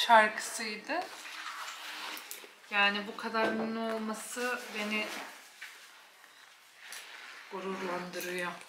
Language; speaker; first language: Turkish; non-native, fluent; Bosnian